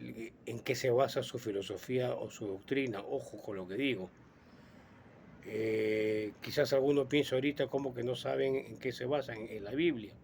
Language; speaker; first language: Spanish; native; Spanish